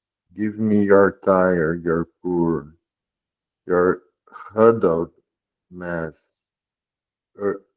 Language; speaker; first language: English; non-native, learner; Portuguese